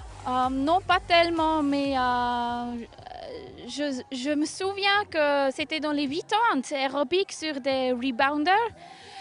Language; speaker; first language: French; non-native, local second language; German